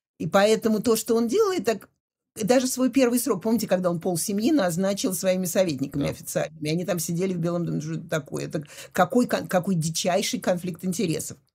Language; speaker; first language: Russian; native; Russian